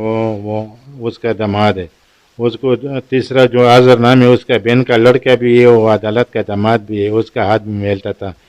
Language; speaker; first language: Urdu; non-native, local second language; Pashto